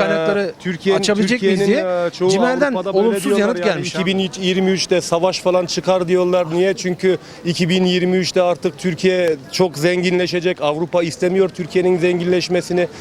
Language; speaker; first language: Turkish; early bilingual, heritage; Turkish